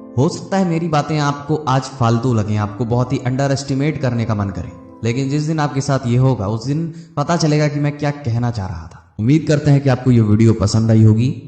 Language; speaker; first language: Hindi; native; Hindi